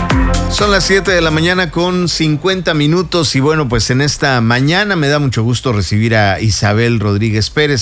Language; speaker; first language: Spanish; native; Spanish